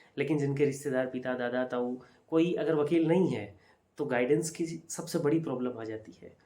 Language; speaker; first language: Hindi; native; Hindi